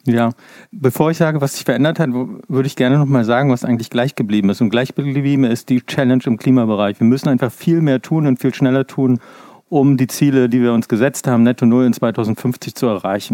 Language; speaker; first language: German; native; German